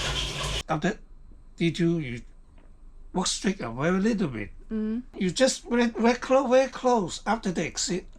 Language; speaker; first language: English; non-native, local second language; Cantonese